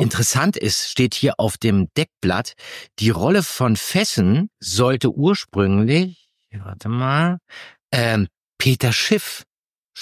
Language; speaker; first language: German; native; German